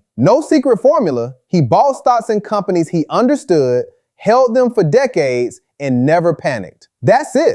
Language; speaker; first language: English; native; English